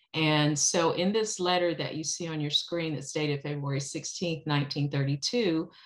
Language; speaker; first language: English; native; English